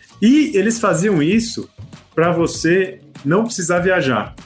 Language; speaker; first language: Portuguese; native; Portuguese